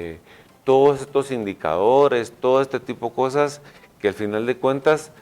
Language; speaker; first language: Spanish; native; Spanish